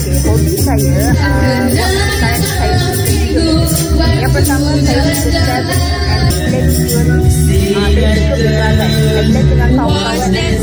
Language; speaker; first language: Malay; native; Malay